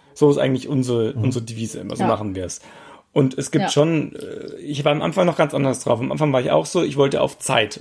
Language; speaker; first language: German; native; German